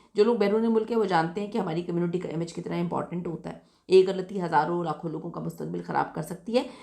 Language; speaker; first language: Urdu; native; Urdu